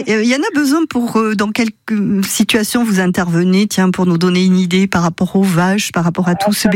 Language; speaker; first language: French; native; French